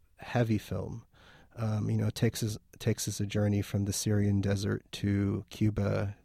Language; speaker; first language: English; early bilingual, other home language; Armenian